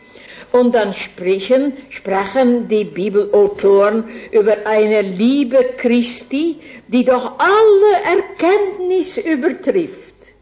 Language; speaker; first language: German; non-native, fluent; Dutch